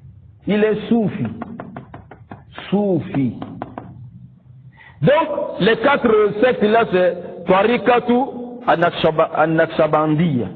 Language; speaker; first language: French; non-native, local second language; Lingala